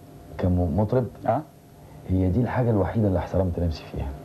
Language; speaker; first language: Arabic; native; Arabic